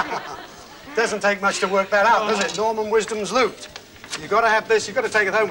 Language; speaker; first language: English; native; English